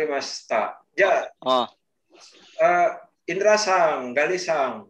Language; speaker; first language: Japanese; non-native, learner; Indonesian